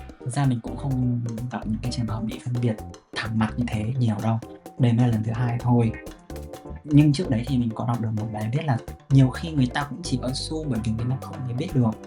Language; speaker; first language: Vietnamese; native; Vietnamese